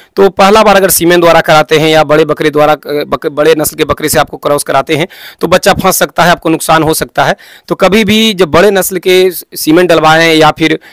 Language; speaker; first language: Hindi; native; Hindi